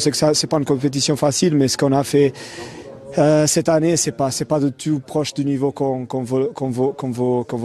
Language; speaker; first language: French; non-native, fluent; Portuguese